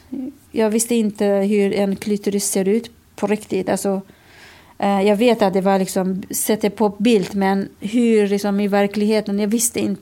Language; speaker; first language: Swedish; non-native, fluent; Kurdish